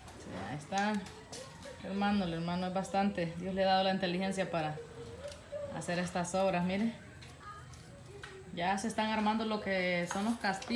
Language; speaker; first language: Spanish; native; Spanish